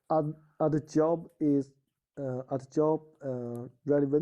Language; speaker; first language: English; non-native, learner; Chinese